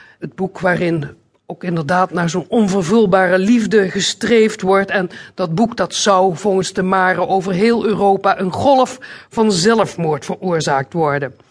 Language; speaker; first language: Dutch; native; Dutch